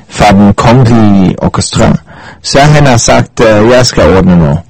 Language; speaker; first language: Danish; non-native, fluent; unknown